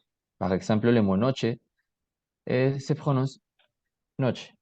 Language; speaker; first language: French; non-native, learner; Spanish